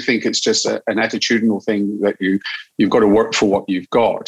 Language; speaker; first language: English; native; English